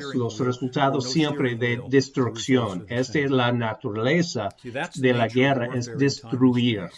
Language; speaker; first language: Spanish; non-native, fluent; English